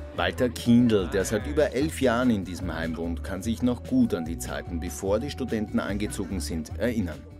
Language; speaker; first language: German; native; German